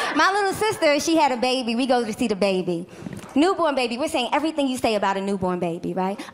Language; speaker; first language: English; native; English